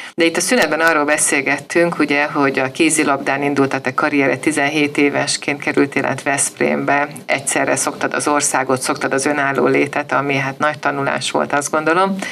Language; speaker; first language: Hungarian; native; Hungarian